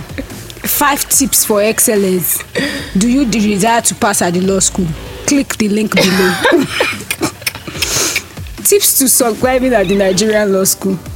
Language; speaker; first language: English; non-native, local second language; Yoruba